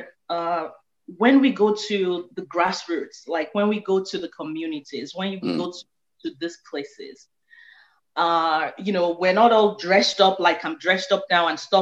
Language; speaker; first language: English; non-native, local second language; Yoruba